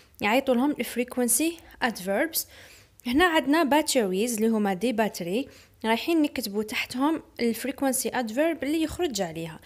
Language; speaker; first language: Arabic; native; Arabic